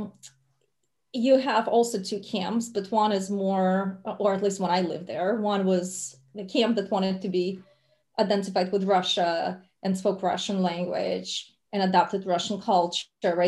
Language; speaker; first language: English; non-native, fluent; Russian